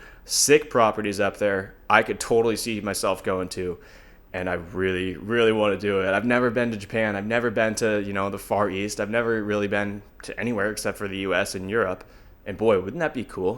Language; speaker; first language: English; native; English